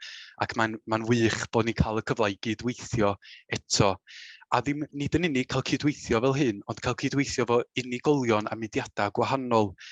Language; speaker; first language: Welsh; native; Welsh